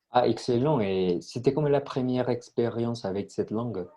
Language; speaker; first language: French; non-native, learner; Spanish